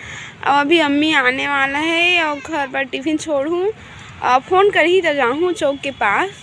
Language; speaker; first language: Hindi; non-native, local second language; Chhattisgarhi